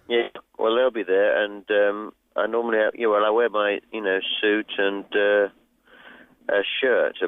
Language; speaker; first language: English; native; English